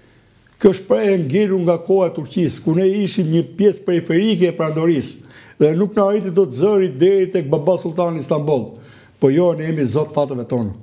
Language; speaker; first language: Albanian; native; Albanian